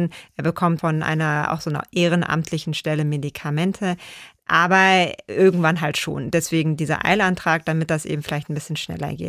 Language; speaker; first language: German; native; German